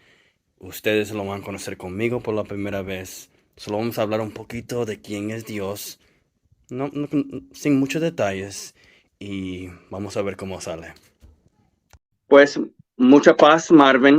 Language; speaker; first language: Spanish; early bilingual, heritage; English